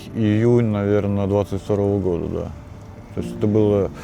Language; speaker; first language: Russian; native; Russian